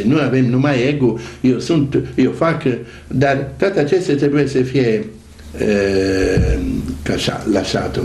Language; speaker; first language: Romanian; non-native, learner; Italian